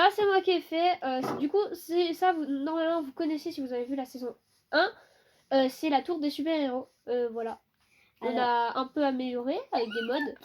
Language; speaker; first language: French; native; French